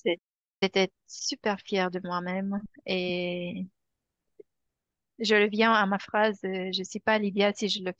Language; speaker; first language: French; non-native, fluent; Romanian